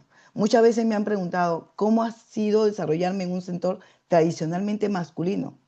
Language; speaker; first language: Spanish; native; Spanish